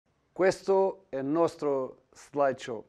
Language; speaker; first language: Italian; non-native, learner; Portuguese